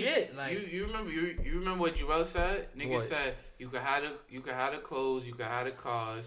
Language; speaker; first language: English; native; English